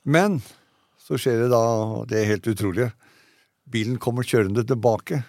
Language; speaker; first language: Norwegian; native; Norwegian